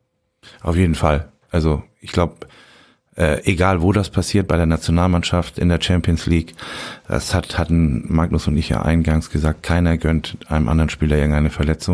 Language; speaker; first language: German; native; German